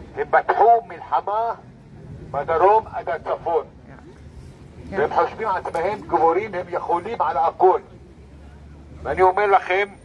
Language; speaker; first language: Hebrew; non-native, local second language; Arabic